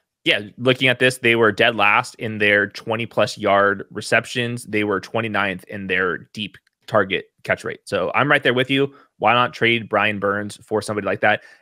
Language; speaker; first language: English; native; English